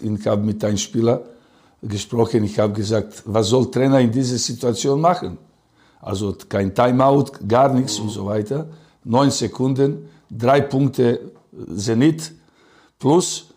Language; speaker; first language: German; non-native, learner; Serbian